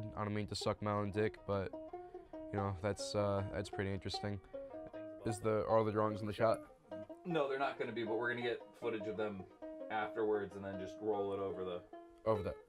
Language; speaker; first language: English; native; English